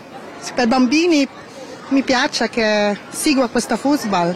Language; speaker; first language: Italian; non-native, learner; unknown